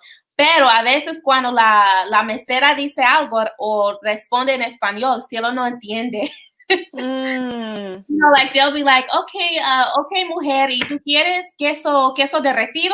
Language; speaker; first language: Spanish; non-native, fluent; English